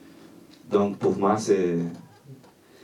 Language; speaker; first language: French; non-native, fluent; Spanish